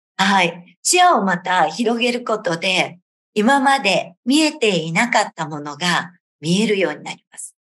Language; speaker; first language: Japanese; native; Japanese